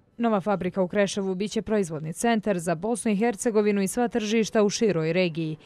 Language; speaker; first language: Croatian; native; Croatian